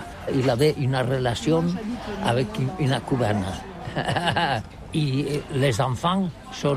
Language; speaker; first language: French; non-native, learner; Catalan